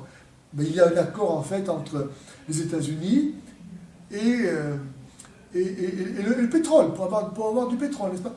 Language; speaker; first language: French; native; French